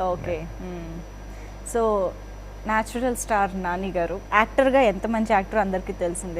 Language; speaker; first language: Telugu; native; Telugu